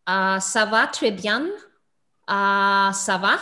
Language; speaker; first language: French; non-native, learner; English